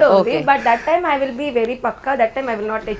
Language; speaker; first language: Telugu; non-native, learner; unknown